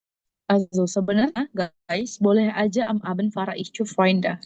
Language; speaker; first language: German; non-native, fluent; Indonesian